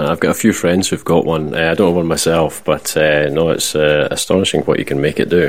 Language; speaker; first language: English; native; English